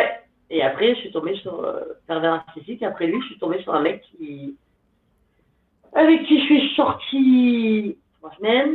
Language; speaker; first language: French; native; French